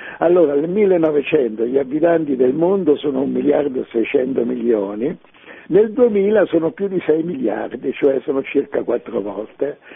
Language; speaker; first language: Italian; native; Italian